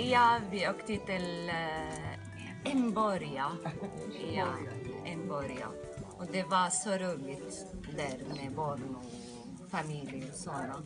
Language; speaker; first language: Swedish; non-native, learner; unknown